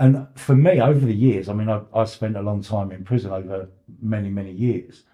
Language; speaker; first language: English; native; English